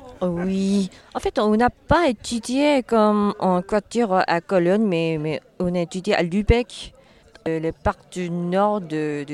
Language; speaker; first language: French; non-native, learner; Korean